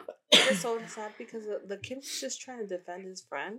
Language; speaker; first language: English; early bilingual, other home language; Spanish